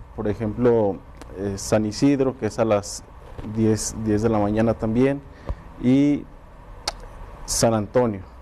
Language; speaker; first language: Spanish; native; Spanish